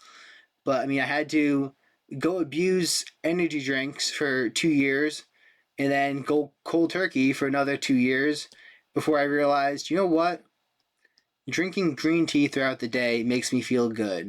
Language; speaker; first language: English; native; English